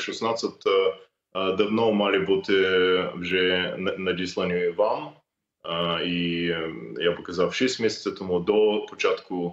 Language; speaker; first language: Ukrainian; non-native, fluent; English